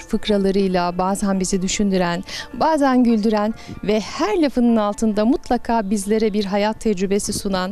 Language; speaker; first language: Turkish; native; Turkish